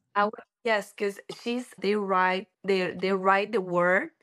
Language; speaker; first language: English; non-native, learner; Spanish